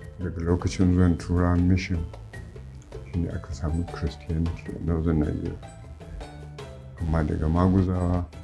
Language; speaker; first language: Hausa; native; Hausa